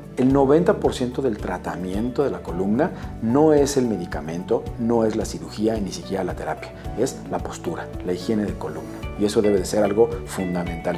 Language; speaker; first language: Spanish; native; Spanish